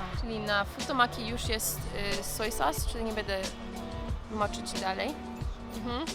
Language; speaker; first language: Polish; early bilingual, heritage; English